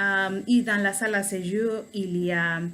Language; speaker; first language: French; non-native, learner; Spanish